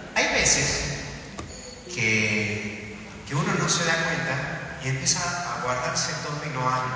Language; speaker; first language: Spanish; native; Spanish